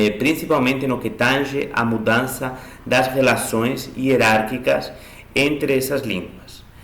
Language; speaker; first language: Portuguese; non-native, fluent; Spanish